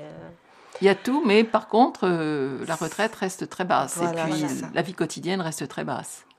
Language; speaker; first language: French; native; French